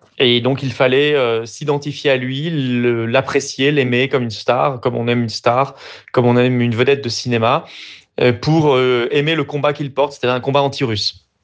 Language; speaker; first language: French; native; French